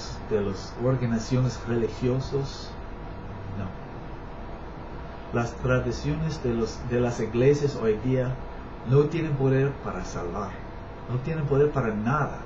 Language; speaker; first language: Spanish; non-native, learner; English